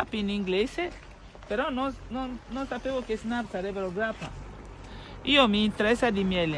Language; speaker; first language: Italian; non-native, learner; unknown